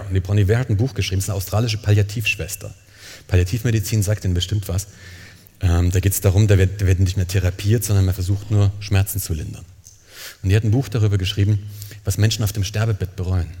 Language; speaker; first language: German; native; German